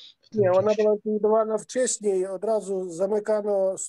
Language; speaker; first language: Polish; non-native, fluent; Ukrainian